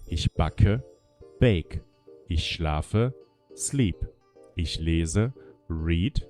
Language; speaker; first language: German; non-native, fluent; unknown